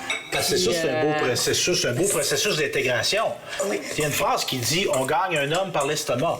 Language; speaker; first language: French; native; French